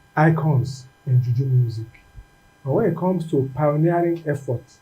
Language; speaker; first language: English; non-native, local second language; Yoruba